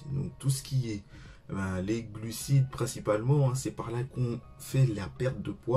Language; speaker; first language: French; native; French